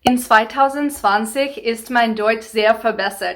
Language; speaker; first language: German; non-native, fluent; English